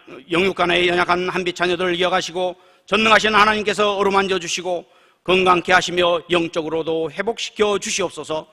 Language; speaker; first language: Korean; native; Korean